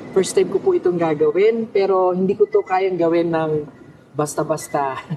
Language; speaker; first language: Filipino; non-native, local second language; Pangasinan